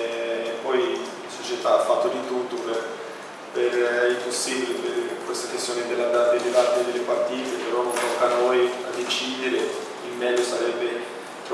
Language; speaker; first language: Italian; non-native, fluent; Portuguese